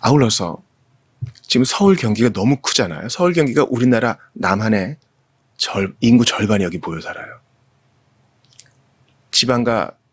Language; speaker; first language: Korean; native; Korean